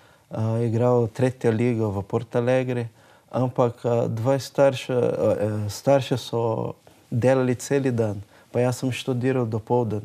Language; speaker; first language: Slovenian; non-native, learner; Portuguese